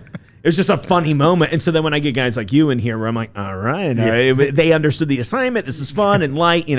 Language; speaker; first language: English; native; English